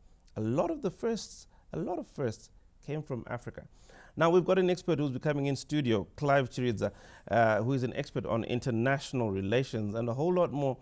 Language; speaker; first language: English; non-native, local second language; Shona